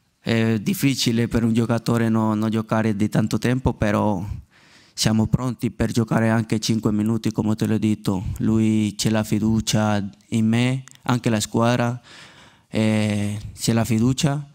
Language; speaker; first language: Italian; non-native, learner; Spanish